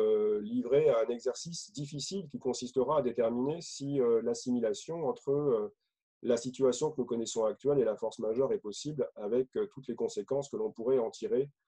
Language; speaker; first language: French; native; French